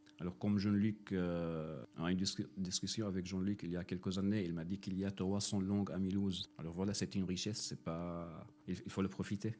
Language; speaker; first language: French; non-native, fluent; Arabic